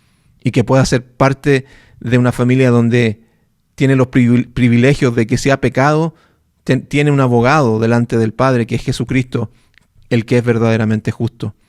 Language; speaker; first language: Spanish; native; Spanish